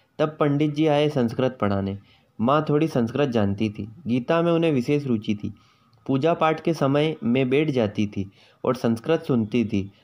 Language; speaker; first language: Hindi; native; Hindi